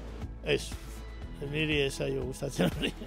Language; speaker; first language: Basque; non-native, local second language; Spanish